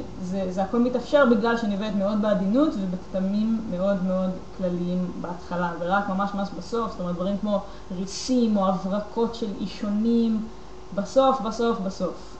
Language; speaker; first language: Hebrew; native; Hebrew